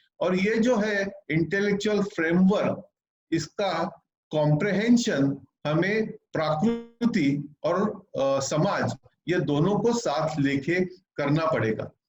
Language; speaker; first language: Hindi; non-native, local second language; Marathi